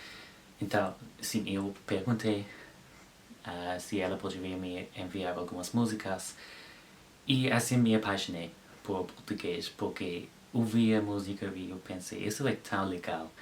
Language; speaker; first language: Portuguese; non-native, learner; English